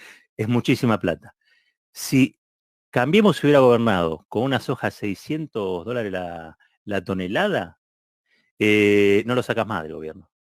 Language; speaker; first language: Spanish; native; Spanish